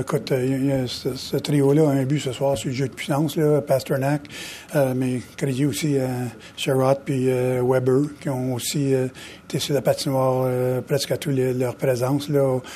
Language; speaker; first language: French; native; French